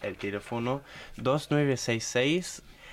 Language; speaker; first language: Spanish; non-native, fluent; German